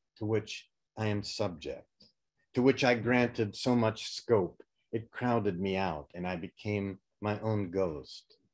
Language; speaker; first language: English; native; English